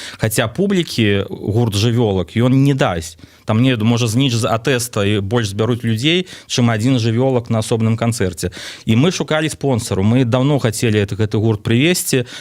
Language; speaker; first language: Belarusian; non-native, local second language; Russian